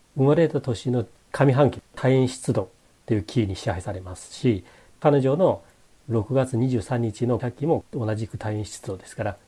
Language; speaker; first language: Japanese; non-native, fluent; Chinese